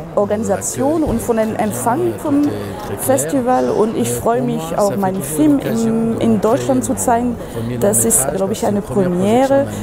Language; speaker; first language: German; non-native, fluent; Arabic